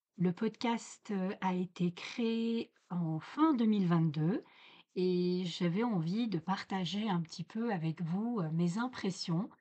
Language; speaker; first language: French; native; French